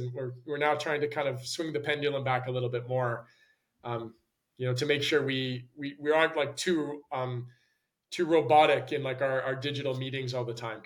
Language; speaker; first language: English; native; English